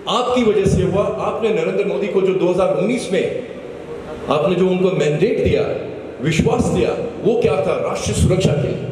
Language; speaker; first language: Urdu; non-native, local second language; Kashmiri